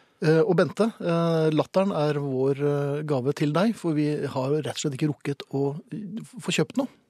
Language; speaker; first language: Norwegian; native; Norwegian